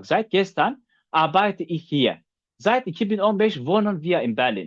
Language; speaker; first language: German; non-native, fluent; Turkish